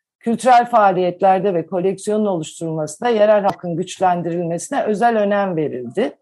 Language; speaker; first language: Turkish; native; Turkish